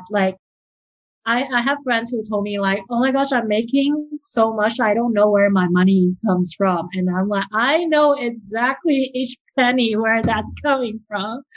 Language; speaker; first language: English; early bilingual, other home language; Chinese